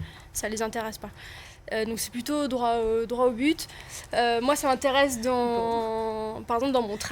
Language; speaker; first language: French; native; French